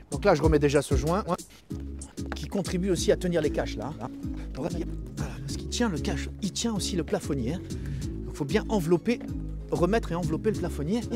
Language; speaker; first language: French; native; French